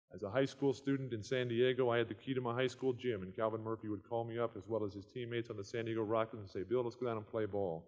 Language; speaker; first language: English; native; English